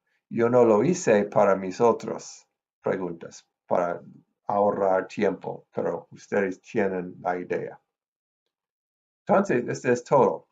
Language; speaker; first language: Spanish; non-native, fluent; English